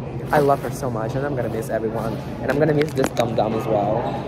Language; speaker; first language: English; non-native, fluent; Kazakh